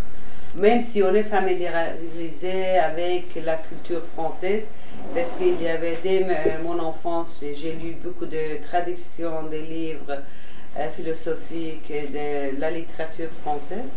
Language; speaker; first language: French; non-native, fluent; Persian